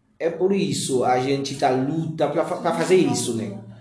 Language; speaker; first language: Portuguese; non-native, learner; Haitian Creole